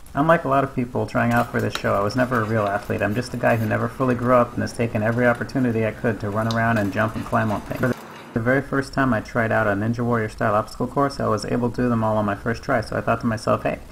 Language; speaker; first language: English; native; English